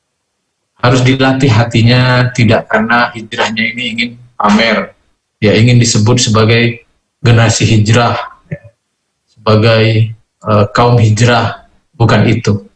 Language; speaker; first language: Indonesian; native; Indonesian